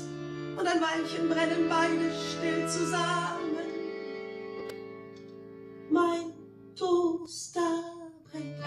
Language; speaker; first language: German; native; German